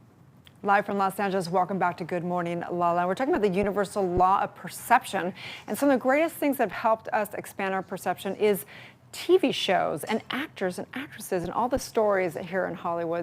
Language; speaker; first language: English; native; English